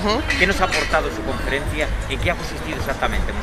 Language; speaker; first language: Spanish; native; Spanish